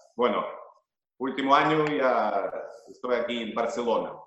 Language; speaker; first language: Spanish; non-native, fluent; Russian